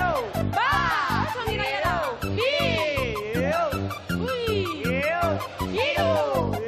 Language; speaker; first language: Basque; native; Basque